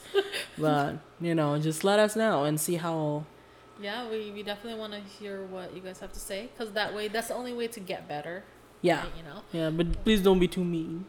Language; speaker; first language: English; non-native, fluent; Indonesian